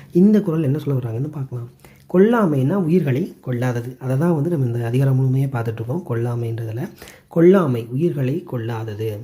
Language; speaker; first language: Tamil; native; Tamil